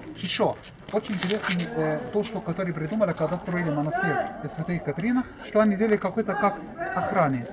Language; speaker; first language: Russian; non-native, learner; Arabic